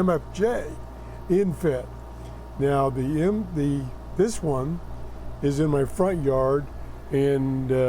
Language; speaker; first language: English; native; English